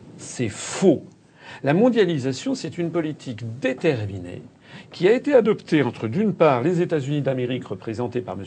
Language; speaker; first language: French; native; French